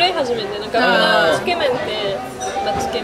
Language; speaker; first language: Japanese; non-native, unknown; French